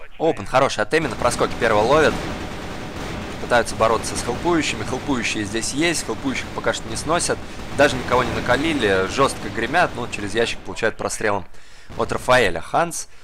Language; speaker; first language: Russian; native; Russian